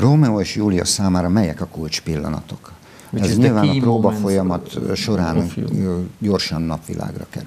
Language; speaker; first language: Hungarian; native; Hungarian